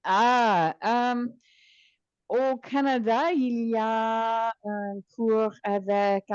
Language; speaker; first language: French; non-native, local second language; English